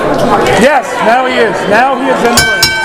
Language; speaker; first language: English; native; English